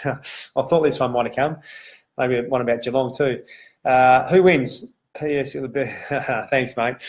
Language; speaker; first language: English; native; English